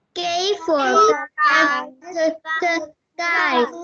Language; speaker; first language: English; non-native, learner; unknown